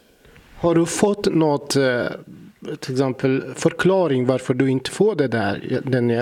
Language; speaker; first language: Swedish; non-native, fluent; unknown